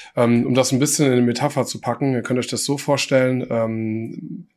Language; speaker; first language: German; early bilingual, other home language; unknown